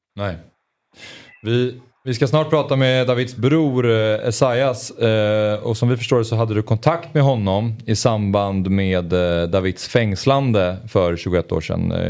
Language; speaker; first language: Swedish; native; Swedish